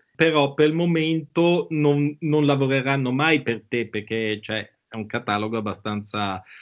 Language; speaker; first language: Italian; native; Italian